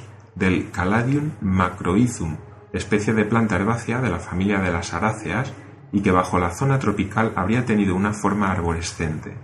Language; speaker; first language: Spanish; native; Spanish